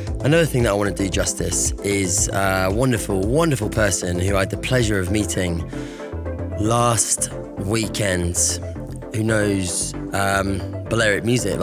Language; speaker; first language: English; native; English